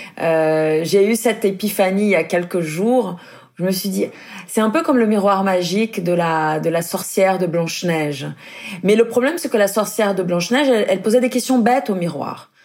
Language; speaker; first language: French; non-native, fluent; Portuguese